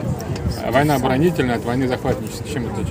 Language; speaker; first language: Russian; native; Russian